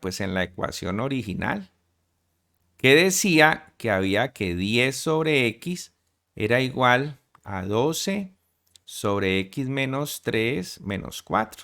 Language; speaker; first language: Spanish; native; Spanish